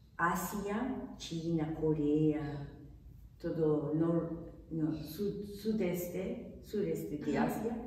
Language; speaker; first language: Portuguese; non-native, fluent; Spanish